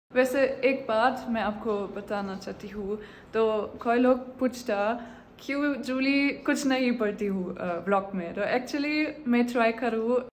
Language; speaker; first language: Hindi; non-native, learner; German